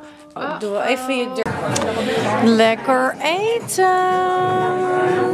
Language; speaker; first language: Dutch; native; Dutch